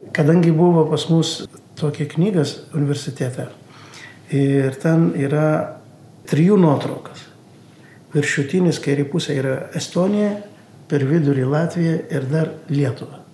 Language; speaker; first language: Lithuanian; non-native, learner; Arabic